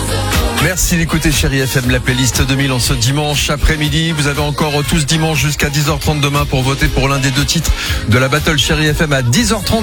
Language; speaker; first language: French; native; French